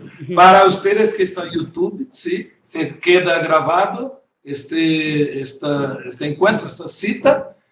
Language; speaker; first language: Spanish; non-native, learner; Portuguese